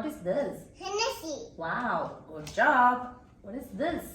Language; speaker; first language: English; non-native, local second language; Malayalam